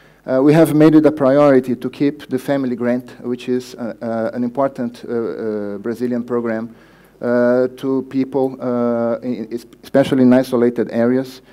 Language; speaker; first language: English; non-native, fluent; Portuguese